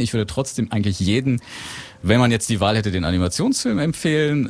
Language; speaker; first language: German; native; German